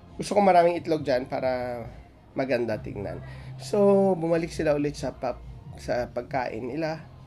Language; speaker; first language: Filipino; non-native, local second language; Hiligaynon